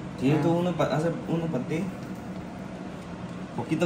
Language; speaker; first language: Spanish; non-native, learner; Chinese